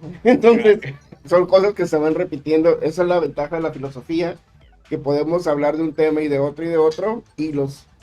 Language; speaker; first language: Spanish; native; Spanish